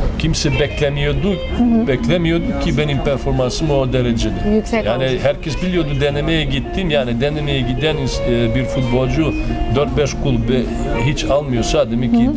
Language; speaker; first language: Turkish; non-native, fluent; Serbian